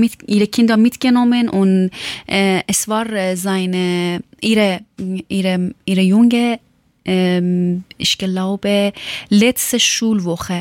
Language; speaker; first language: German; non-native, learner; Persian